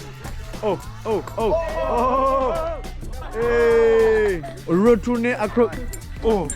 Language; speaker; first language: French; native; French